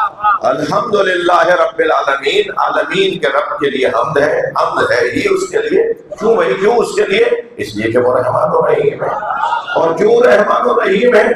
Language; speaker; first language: Urdu; native; Urdu